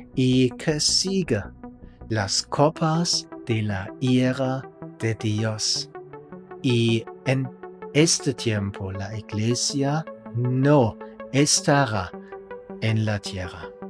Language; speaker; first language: Spanish; non-native, fluent; German